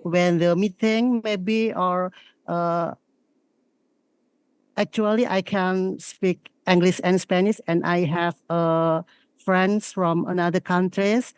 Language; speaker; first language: English; non-native, learner; Indonesian